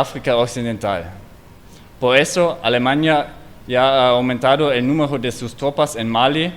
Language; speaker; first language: Spanish; non-native, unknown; German